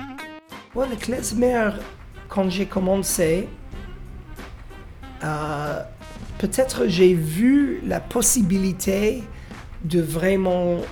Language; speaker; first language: French; non-native, fluent; English